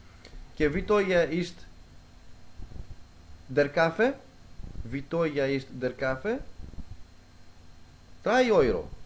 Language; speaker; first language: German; non-native, fluent; Greek